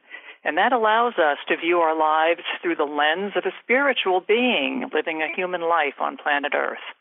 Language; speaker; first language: English; native; English